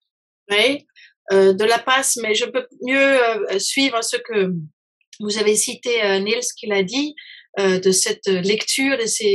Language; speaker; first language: French; non-native, fluent; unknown